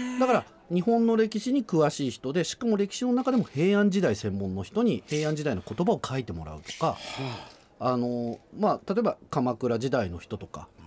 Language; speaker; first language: Japanese; native; Japanese